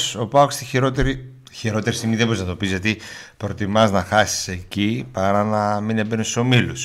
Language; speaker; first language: Greek; early bilingual, heritage; Greek